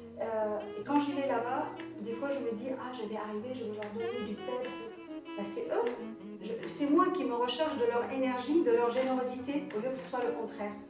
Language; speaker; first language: French; non-native, local second language; Arabic